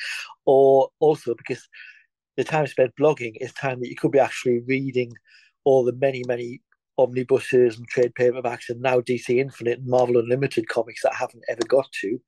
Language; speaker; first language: English; native; English